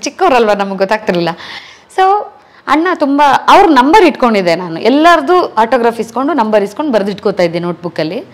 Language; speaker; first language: Kannada; native; Kannada